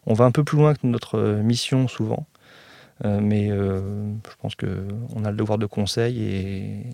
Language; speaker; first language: French; native; French